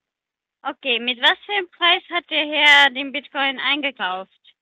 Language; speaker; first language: German; non-native, learner; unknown